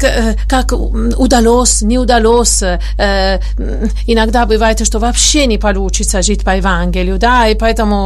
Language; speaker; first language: Russian; non-native, fluent; Italian